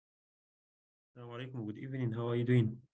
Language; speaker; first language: English; non-native, fluent; Arabic